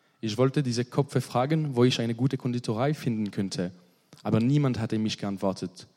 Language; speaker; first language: German; non-native, learner; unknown